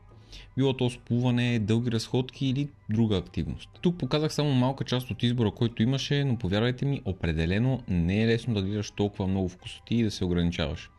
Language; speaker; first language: Bulgarian; native; Bulgarian